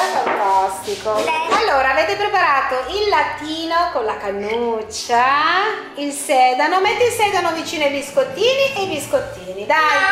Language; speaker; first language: Italian; native; Italian